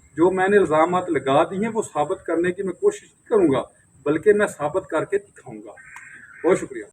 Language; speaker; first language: Urdu; non-native, local second language; Punjabi